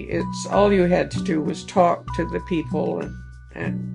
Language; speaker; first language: English; native; English